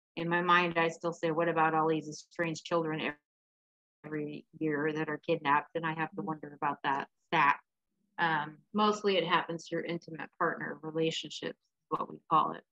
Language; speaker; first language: English; native; English